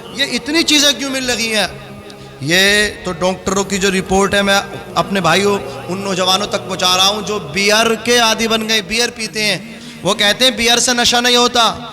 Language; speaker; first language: Urdu; native; Urdu